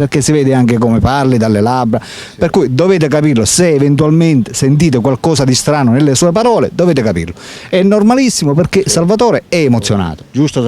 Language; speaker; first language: Italian; native; Italian